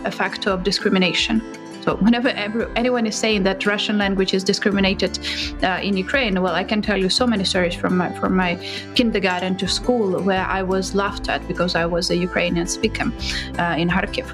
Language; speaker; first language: English; non-native, fluent; Ukrainian